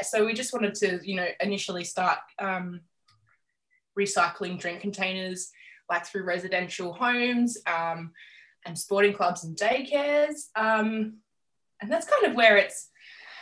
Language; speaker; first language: English; native; English